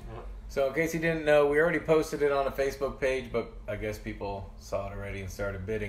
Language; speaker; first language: English; native; English